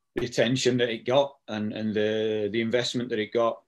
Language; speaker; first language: English; native; English